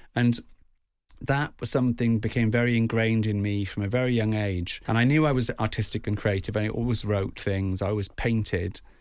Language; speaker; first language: English; native; English